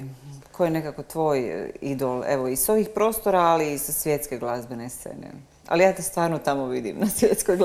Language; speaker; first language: Serbian; native; Serbian